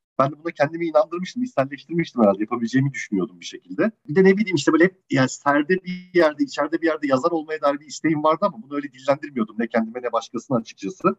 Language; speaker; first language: Turkish; native; Turkish